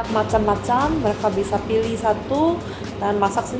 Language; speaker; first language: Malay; non-native, fluent; Korean